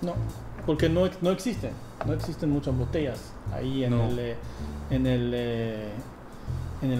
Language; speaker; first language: Spanish; non-native, fluent; English